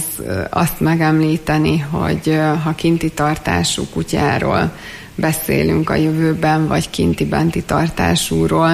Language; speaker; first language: Hungarian; native; Hungarian